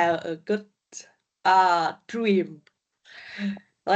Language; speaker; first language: English; non-native, learner; Vietnamese